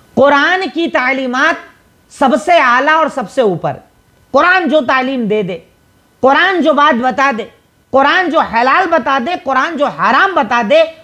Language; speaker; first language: Hindi; native; Hindi